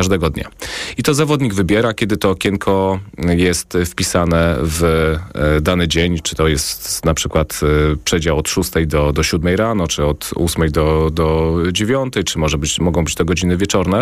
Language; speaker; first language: Polish; native; Polish